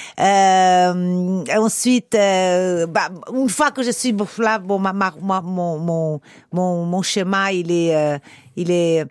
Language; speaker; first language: French; non-native, fluent; Portuguese